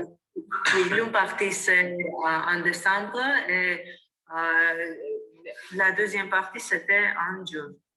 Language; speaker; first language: French; non-native, fluent; Armenian